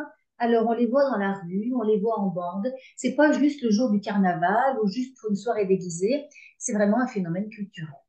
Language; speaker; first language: French; native; French